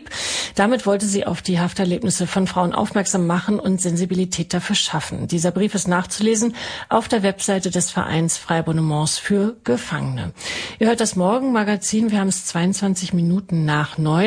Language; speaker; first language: German; native; German